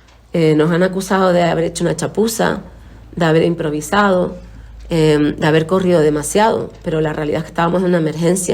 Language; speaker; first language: Spanish; native; Spanish